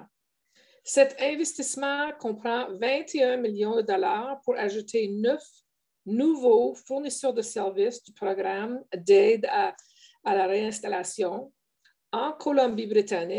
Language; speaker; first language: French; native; French